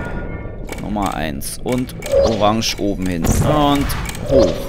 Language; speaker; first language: German; native; German